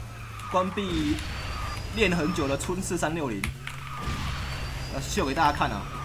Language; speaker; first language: Chinese; native; Chinese